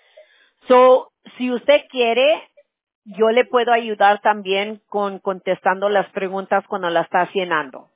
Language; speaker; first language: Spanish; early bilingual, heritage; Spanish